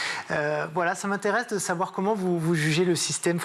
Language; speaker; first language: French; native; French